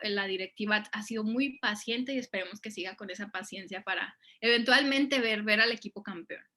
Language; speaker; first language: Spanish; native; Spanish